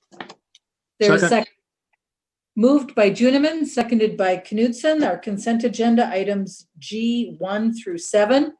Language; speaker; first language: English; native; English